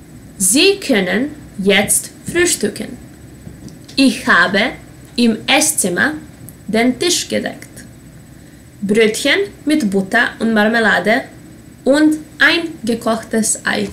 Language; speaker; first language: German; non-native, fluent; Serbian